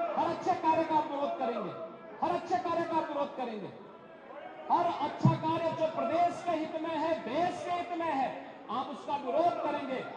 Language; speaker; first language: Hindi; native; Hindi